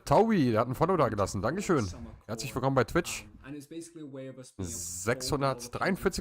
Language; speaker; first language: German; native; German